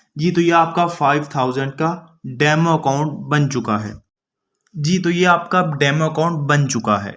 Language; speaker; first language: Urdu; native; Urdu